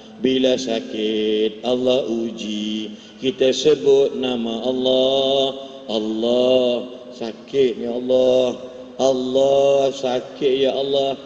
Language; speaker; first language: Malay; native; Malay